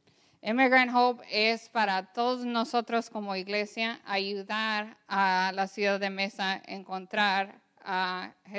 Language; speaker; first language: Spanish; early bilingual, heritage; English